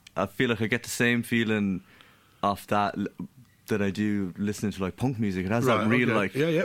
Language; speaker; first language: English; native; English